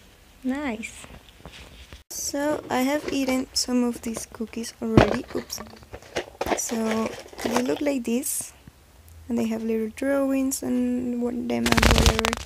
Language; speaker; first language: English; non-native, fluent; Spanish